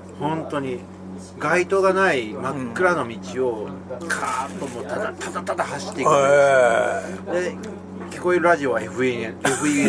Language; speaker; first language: Japanese; native; Japanese